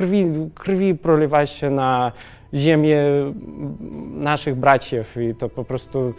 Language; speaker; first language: Polish; non-native, learner; Russian